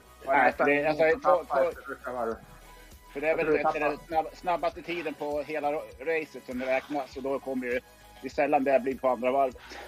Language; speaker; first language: Swedish; native; Swedish